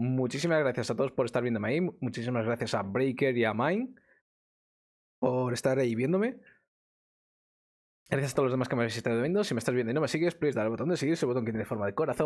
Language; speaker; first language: Spanish; native; Spanish